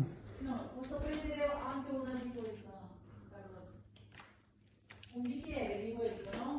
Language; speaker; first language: Italian; non-native, learner; Portuguese